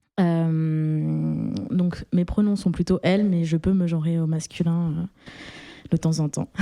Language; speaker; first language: French; native; French